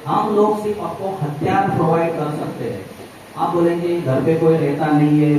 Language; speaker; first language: Hindi; non-native, local second language; Marathi